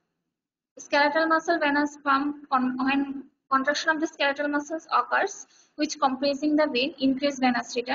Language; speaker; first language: English; non-native, local second language; Bangla